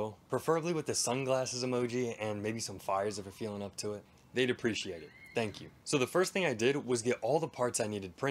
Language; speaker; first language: English; native; English